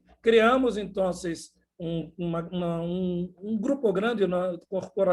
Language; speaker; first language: Portuguese; non-native, fluent; Spanish